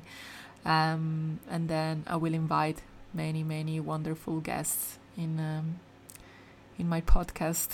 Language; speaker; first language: English; non-native, fluent; Italian